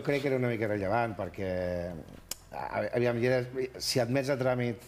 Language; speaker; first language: Catalan; native; Catalan